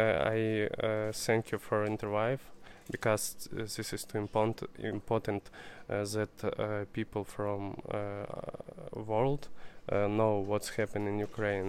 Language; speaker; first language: English; non-native, learner; Russian